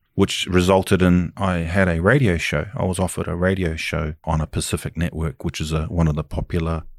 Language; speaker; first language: English; native; English